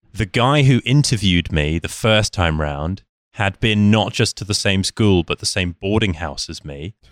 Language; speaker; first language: English; native; English